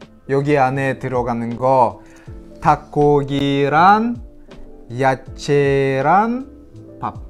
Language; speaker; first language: Korean; non-native, learner; Russian